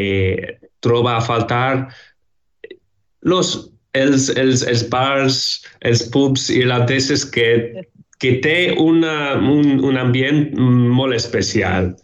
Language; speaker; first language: Catalan; non-native, learner; English